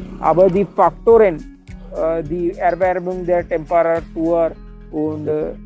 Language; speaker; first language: German; non-native, learner; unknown